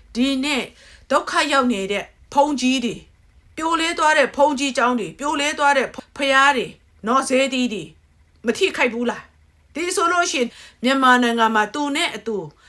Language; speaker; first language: Burmese; native; Burmese